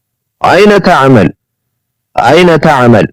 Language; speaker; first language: Arabic; non-native, fluent; Amharic